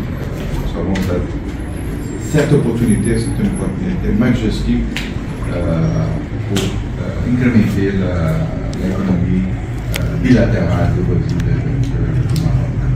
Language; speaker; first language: French; non-native, learner; Portuguese